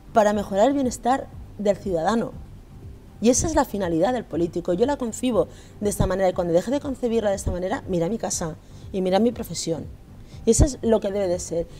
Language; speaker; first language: Spanish; native; Spanish